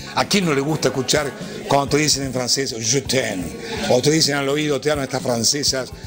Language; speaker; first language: Spanish; native; Spanish